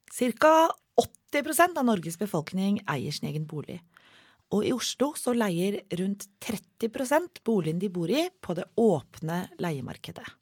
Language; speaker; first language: Norwegian; native; Norwegian